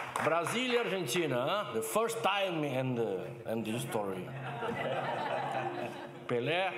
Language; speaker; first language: English; non-native, learner; Portuguese